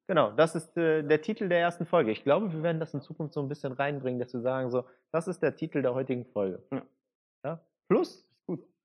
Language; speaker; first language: German; early bilingual, other home language; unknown